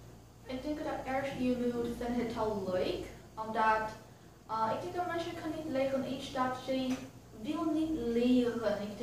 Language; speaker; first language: Dutch; non-native, learner; Portuguese